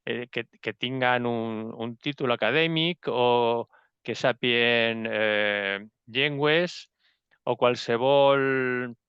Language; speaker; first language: Catalan; non-native, local second language; Spanish